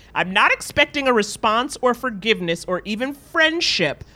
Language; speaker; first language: English; native; English